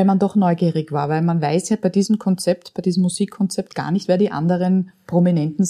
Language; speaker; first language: German; native; German